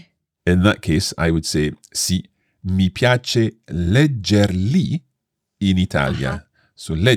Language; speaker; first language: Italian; non-native, fluent; English